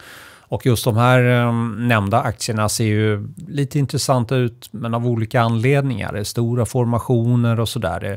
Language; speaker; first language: Swedish; native; Swedish